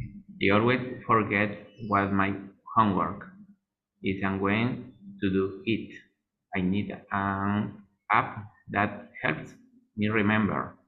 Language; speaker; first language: English; non-native, learner; Spanish